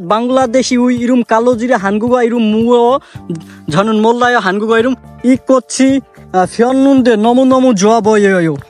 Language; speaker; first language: Korean; non-native, learner; Bangla